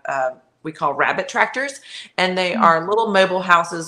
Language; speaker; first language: English; native; English